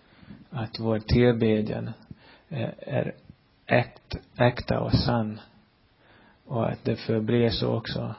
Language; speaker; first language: Swedish; non-native, fluent; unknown